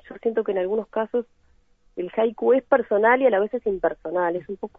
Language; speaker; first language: Spanish; native; Spanish